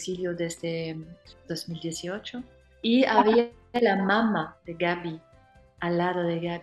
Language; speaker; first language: Spanish; non-native, fluent; French